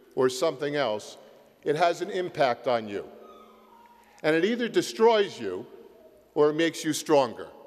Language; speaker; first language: English; native; English